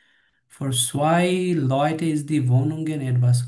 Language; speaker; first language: German; non-native, learner; Bangla